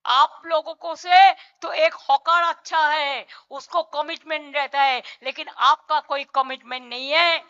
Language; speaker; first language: Hindi; non-native, local second language; Bangla